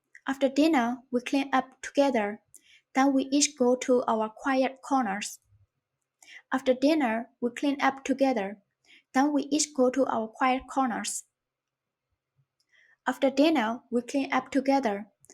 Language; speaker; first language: English; non-native, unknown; Burmese